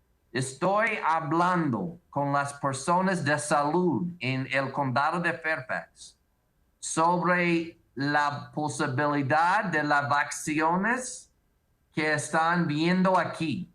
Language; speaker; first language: Spanish; non-native, learner; English